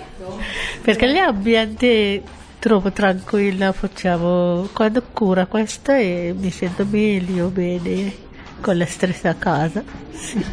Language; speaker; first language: Italian; non-native, learner; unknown